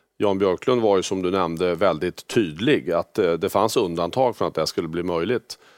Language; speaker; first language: Swedish; native; Swedish